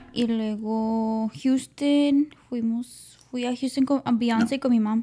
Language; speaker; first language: Spanish; early bilingual, heritage; Spanish